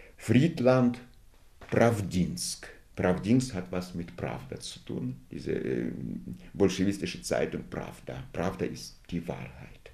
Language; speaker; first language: German; non-native, fluent; Russian